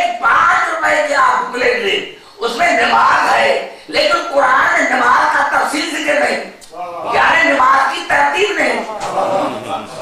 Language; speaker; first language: Urdu; native; Urdu